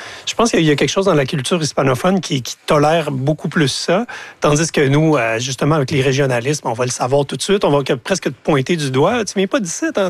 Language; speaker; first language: French; native; French